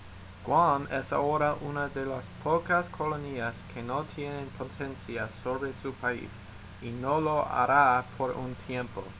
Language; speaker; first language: Spanish; non-native, learner; English